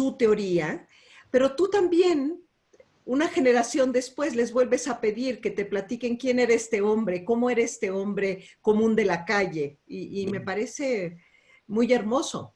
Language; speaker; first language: Spanish; native; Spanish